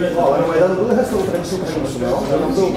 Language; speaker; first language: Czech; non-native, fluent; Russian